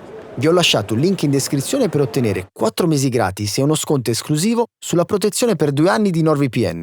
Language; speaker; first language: Italian; native; Italian